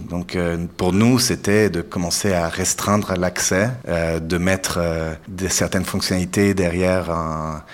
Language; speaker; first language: French; native; French